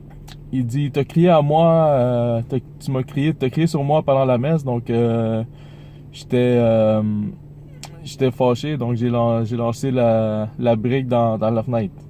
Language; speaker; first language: French; native; French